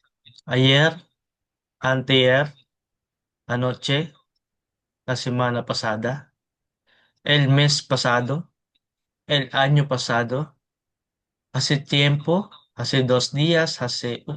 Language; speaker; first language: Spanish; non-native, learner; Filipino